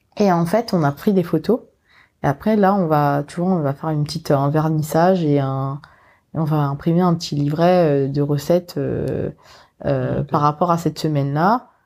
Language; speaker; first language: French; non-native, local second language; Morisyen